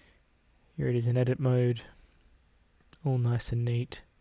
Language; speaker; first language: English; native; English